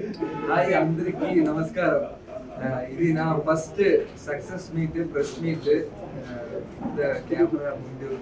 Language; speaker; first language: Telugu; non-native, learner; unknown